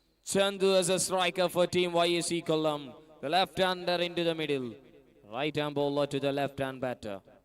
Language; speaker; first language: English; non-native, local second language; Malayalam